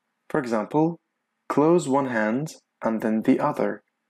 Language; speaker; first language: English; non-native, fluent; Azerbaijani